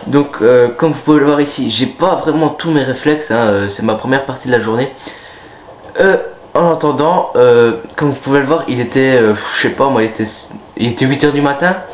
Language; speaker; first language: French; native; French